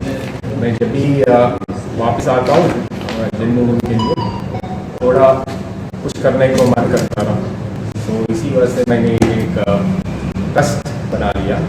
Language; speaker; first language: Hindi; non-native, local second language; Telugu